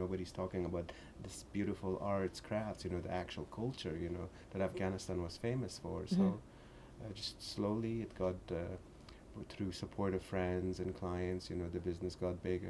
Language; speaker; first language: English; early bilingual, other home language; Persian